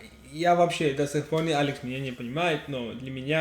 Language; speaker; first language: Russian; non-native, learner; English